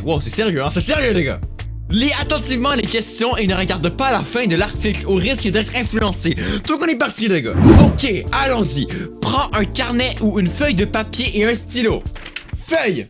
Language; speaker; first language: French; native; French